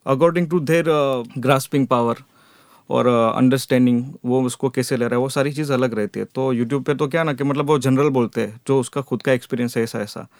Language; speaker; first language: Hindi; non-native, local second language; Gujarati